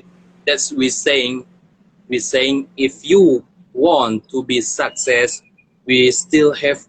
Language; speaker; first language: English; non-native, learner; Indonesian